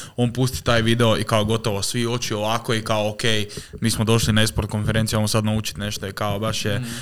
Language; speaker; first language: Croatian; native; Croatian